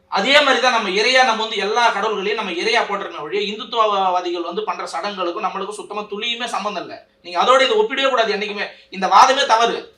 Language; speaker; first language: Tamil; native; Tamil